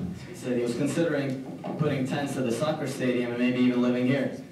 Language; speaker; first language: English; native; English